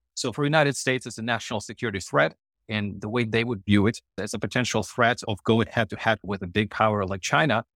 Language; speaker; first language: English; non-native, fluent; Ukrainian